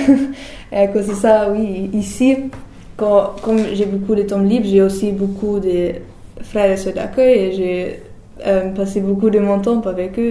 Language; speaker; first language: French; non-native, learner; German